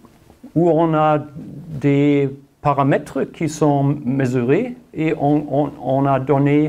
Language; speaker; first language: French; non-native, learner; German